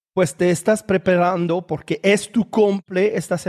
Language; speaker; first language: Spanish; non-native, fluent; French